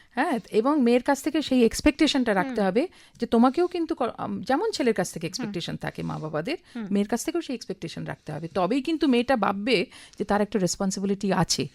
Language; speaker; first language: Bangla; native; Bangla